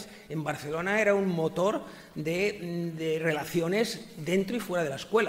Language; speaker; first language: Spanish; native; Spanish